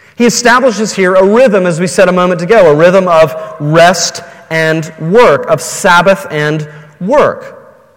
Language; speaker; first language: English; native; English